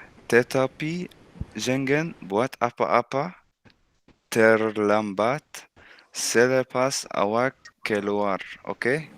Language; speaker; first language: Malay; non-native, learner; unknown